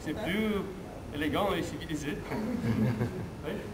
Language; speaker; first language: French; non-native, learner; Romanian